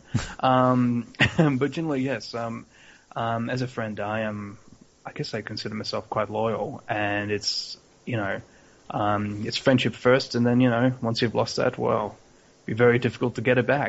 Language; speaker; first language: English; native; English